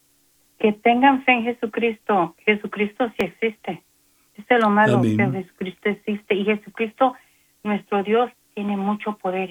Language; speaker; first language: Spanish; native; Spanish